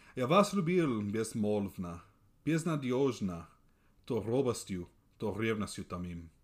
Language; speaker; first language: Russian; non-native, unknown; English